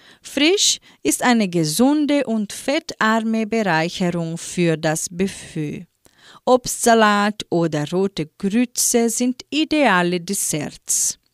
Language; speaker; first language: German; native; German